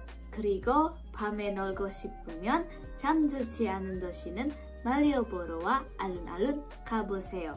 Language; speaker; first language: Korean; non-native, fluent; Indonesian